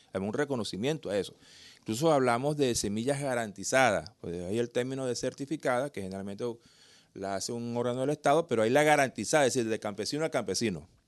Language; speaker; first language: Spanish; native; Spanish